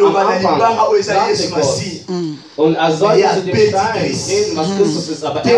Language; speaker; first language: German; non-native, fluent; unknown